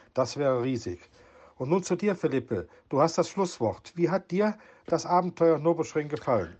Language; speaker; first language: German; native; German